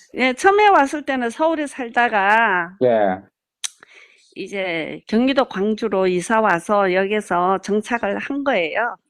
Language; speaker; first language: Korean; early bilingual, heritage; Korean